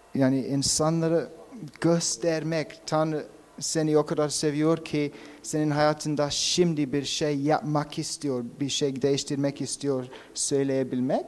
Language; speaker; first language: Turkish; non-native, fluent; English